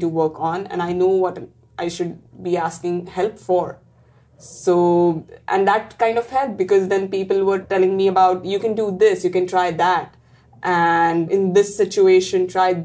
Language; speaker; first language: English; non-native, local second language; Marathi